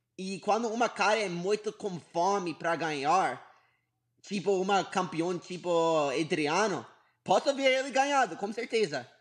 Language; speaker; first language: Portuguese; non-native, learner; English